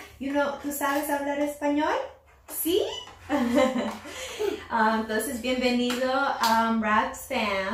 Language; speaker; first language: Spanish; early bilingual, heritage; English